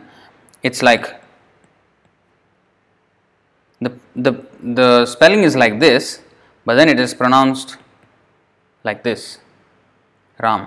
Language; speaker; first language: English; non-native, local second language; Telugu